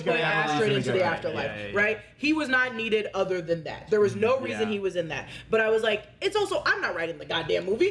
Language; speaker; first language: English; native; English